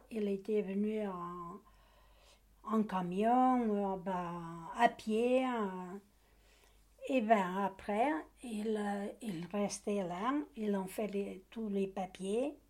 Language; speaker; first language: French; non-native, learner; Portuguese